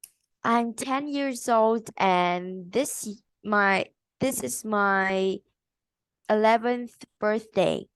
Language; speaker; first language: English; non-native, learner; Vietnamese